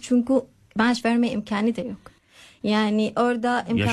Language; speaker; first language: Turkish; non-native, fluent; Arabic